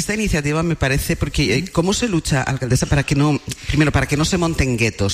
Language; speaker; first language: Spanish; native; Spanish